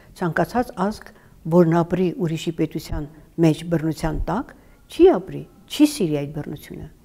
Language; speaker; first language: Armenian; native; Armenian